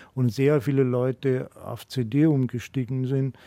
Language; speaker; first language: German; non-native, fluent; Greek